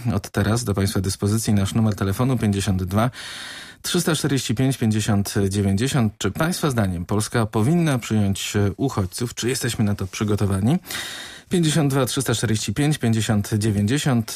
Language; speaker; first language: Polish; native; Polish